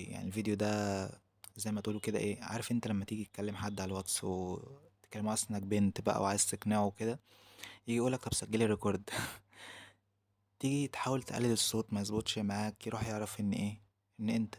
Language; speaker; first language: Arabic; native; Arabic